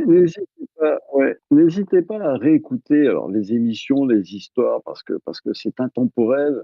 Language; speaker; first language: French; native; French